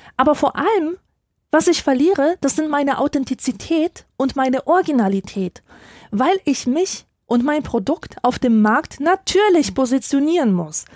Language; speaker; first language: German; early bilingual, other home language; Polish